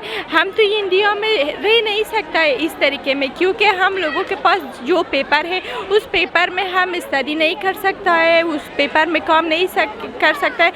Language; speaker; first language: Hindi; non-native, learner; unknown